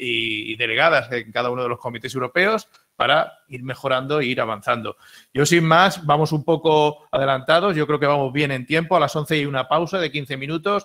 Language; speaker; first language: Spanish; native; Spanish